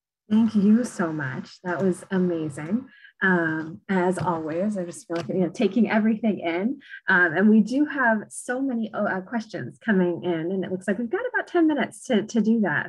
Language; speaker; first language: English; native; English